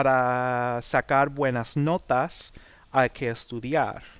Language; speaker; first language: Spanish; non-native, fluent; English